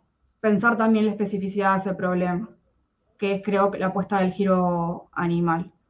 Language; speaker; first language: Spanish; native; Spanish